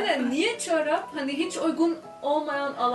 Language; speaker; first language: Turkish; non-native, fluent; Arabic